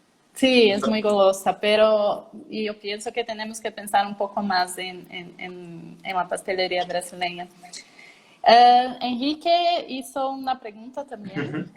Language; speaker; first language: Spanish; non-native, learner; Portuguese